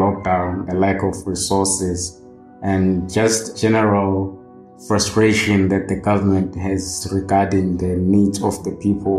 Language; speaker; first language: English; non-native, local second language; Zulu